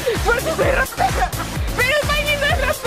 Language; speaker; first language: Spanish; native; Spanish